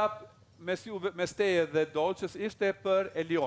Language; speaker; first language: Albanian; native; Albanian